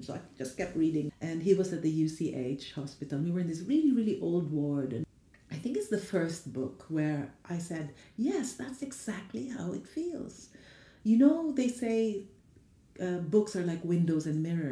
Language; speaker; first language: English; non-native, local second language; Filipino